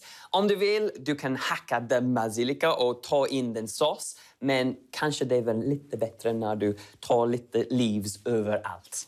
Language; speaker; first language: Swedish; non-native, learner; English